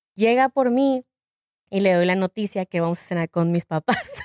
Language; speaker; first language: Spanish; native; Spanish